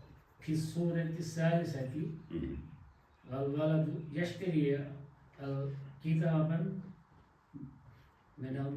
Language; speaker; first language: Arabic; non-native, learner; Kashmiri